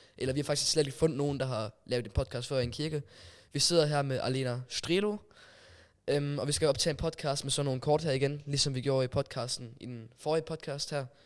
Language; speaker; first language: Danish; non-native, local second language; German